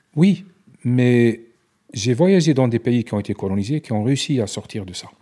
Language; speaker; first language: French; non-native, local second language; Arabic